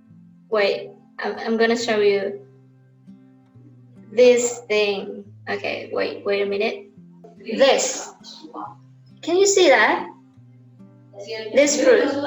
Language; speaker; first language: English; non-native, learner; Indonesian